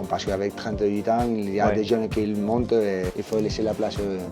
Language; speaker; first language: French; non-native, learner; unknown